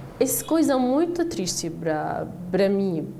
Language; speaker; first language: Portuguese; non-native, learner; Arabic